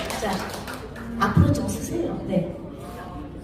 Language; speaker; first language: Korean; native; Korean